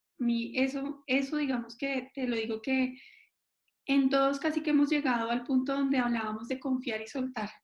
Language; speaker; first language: Spanish; native; Spanish